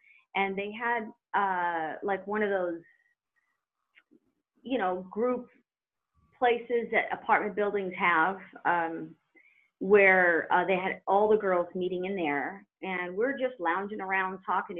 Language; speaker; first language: English; native; English